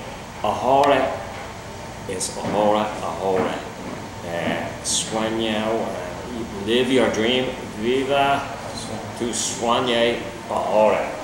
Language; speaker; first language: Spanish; non-native, learner; English